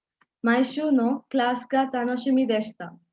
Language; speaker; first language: Japanese; non-native, learner; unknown